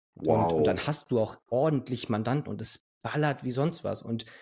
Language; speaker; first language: German; early bilingual, other home language; Spanish